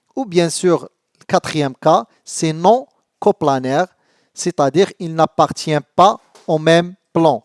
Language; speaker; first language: French; non-native, local second language; Arabic